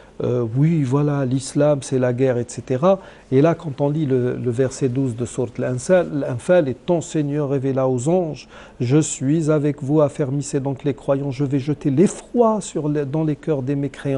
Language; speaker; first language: French; non-native, local second language; Arabic